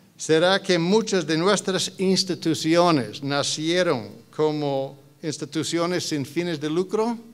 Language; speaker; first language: Spanish; non-native, fluent; English